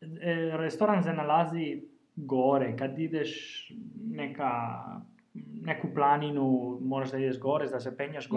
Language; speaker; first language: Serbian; non-native, learner; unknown